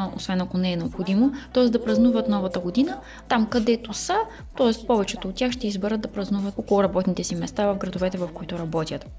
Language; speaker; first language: Bulgarian; non-native, fluent; Chinese